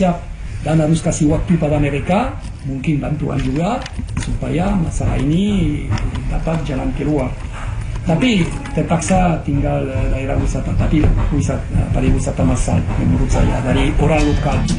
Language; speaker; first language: Indonesian; non-native, fluent; French